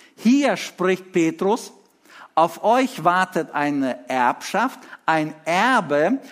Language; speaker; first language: German; early bilingual, other home language; Russian